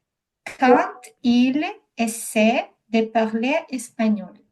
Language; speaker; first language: French; non-native, learner; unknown